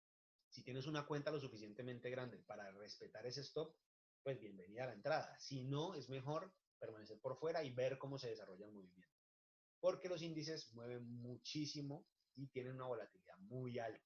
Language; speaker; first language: Spanish; native; Spanish